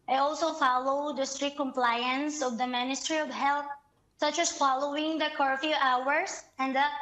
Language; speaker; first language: English; non-native, local second language; Filipino